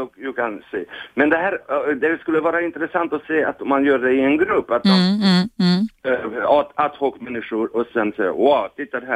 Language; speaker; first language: Swedish; non-native, fluent; Hungarian